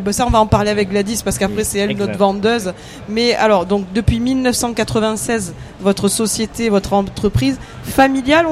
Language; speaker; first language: French; native; French